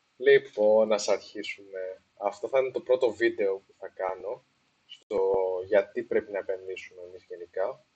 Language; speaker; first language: Greek; early bilingual, heritage; Greek